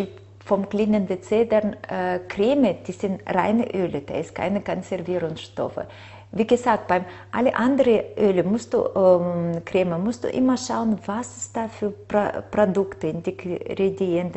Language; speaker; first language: German; non-native, fluent; Russian